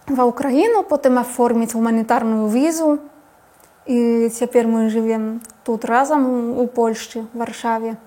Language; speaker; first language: Belarusian; non-native, fluent; Spanish